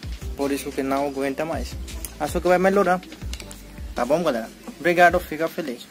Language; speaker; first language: Portuguese; non-native, learner; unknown